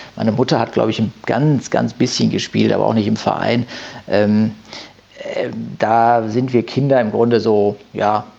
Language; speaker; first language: German; native; German